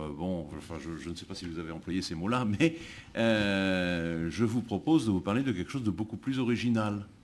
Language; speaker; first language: French; native; French